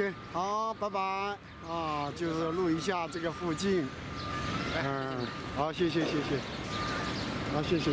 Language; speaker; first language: Chinese; native; Chinese